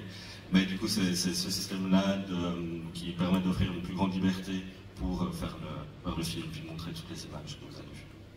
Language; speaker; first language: French; native; French